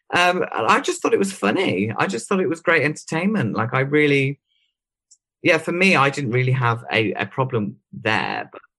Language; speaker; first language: English; native; English